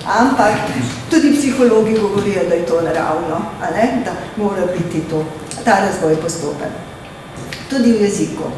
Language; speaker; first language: Slovenian; native; Slovenian